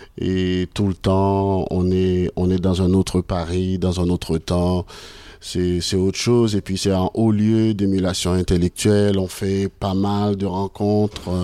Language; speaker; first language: French; non-native, local second language; Haitian Creole